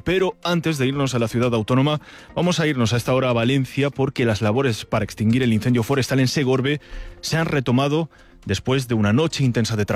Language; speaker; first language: Spanish; native; Spanish